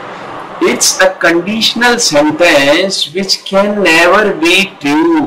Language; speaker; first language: English; non-native, local second language; Hindi